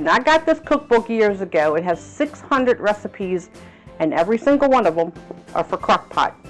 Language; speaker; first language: English; native; English